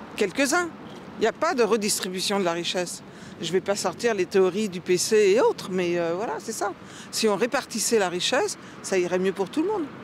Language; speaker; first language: French; native; French